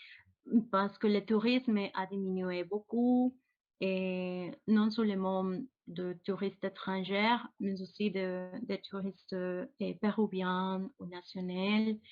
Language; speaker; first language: French; non-native, fluent; Spanish